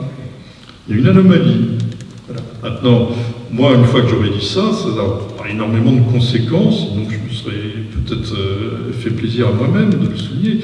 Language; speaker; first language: French; native; French